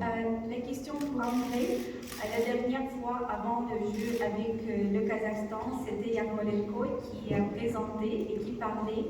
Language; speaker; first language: French; non-native, fluent; Ukrainian